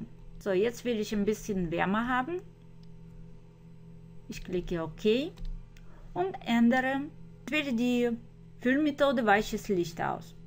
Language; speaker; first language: German; non-native, fluent; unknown